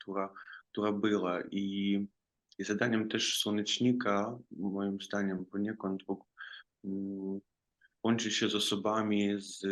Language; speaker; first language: Polish; non-native, fluent; Ukrainian